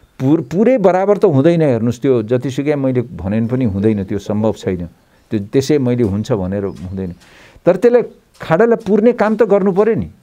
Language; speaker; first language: Nepali; native; Nepali